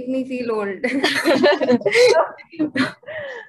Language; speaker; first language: English; non-native, local second language; Hindi